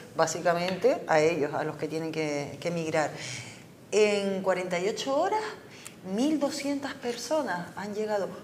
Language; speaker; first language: Spanish; native; Spanish